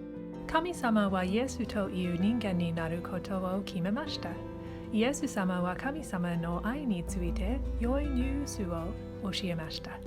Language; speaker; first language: Japanese; non-native, learner; English